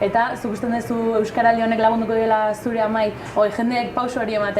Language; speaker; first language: Basque; native; Basque